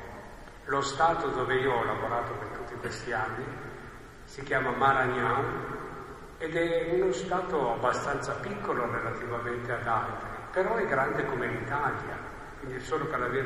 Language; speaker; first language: Italian; native; Italian